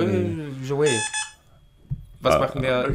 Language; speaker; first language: French; non-native, learner; English